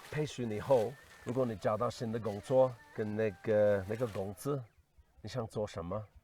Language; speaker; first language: Chinese; non-native, fluent; English